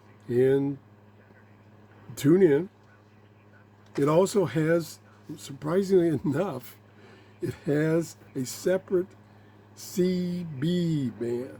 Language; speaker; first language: English; native; English